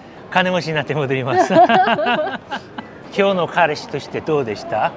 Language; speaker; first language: Japanese; non-native, learner; Korean